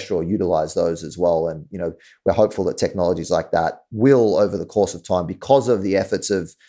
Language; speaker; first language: English; native; English